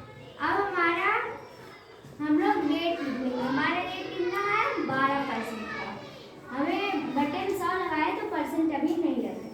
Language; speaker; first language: Hindi; native; Hindi